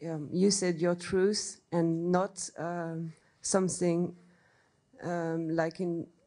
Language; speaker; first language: English; non-native, learner; French